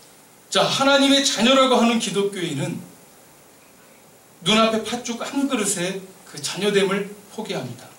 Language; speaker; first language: Korean; native; Korean